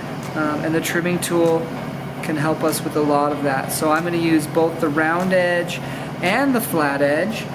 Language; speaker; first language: English; native; English